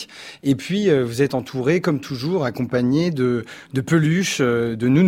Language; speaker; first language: French; native; French